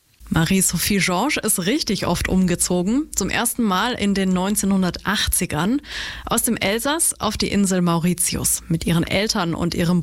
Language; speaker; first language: German; native; German